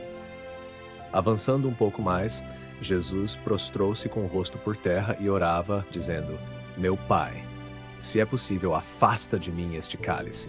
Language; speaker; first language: Portuguese; native; Portuguese